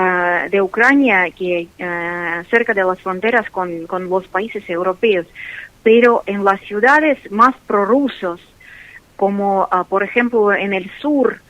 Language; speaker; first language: Spanish; non-native, fluent; Russian